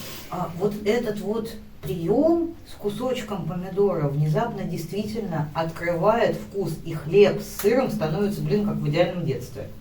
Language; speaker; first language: Russian; native; Russian